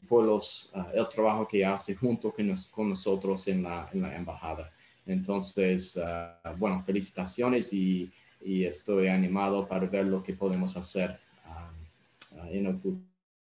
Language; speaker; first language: Spanish; non-native, fluent; English